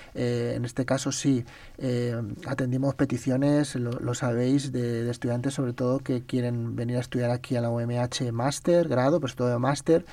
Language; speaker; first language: Spanish; native; Spanish